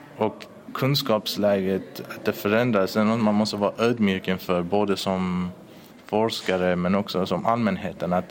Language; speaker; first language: Swedish; early bilingual, other home language; Persian